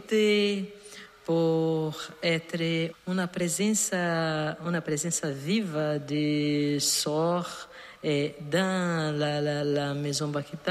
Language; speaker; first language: French; non-native, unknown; Portuguese